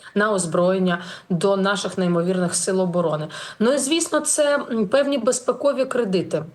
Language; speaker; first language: Ukrainian; native; Ukrainian